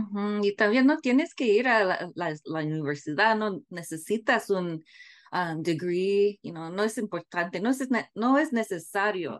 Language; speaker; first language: Spanish; early bilingual, heritage; English